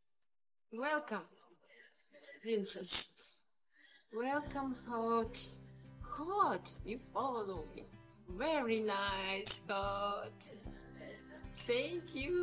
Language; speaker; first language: English; non-native, learner; Russian